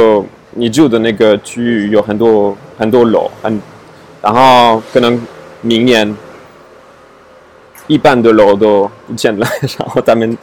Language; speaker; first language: Chinese; non-native, fluent; French